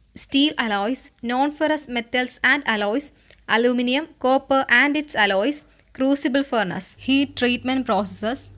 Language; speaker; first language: English; non-native, local second language; Malayalam